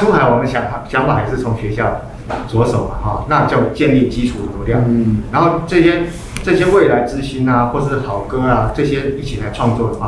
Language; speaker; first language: Chinese; native; Chinese